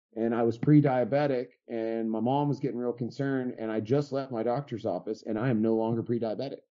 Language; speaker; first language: English; native; English